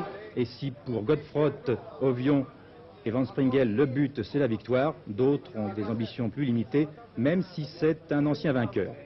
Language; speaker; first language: French; native; French